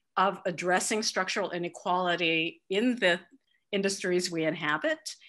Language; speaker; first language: English; native; English